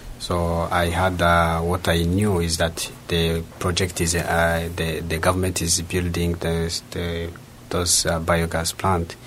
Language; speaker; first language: English; non-native, local second language; Kinyarwanda